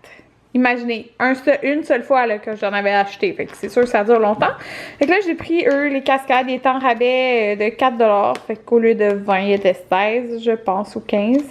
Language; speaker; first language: French; native; French